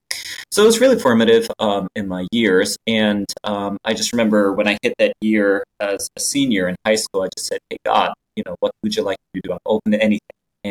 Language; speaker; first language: English; non-native, fluent; Japanese